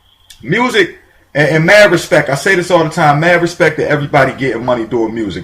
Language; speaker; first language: English; native; English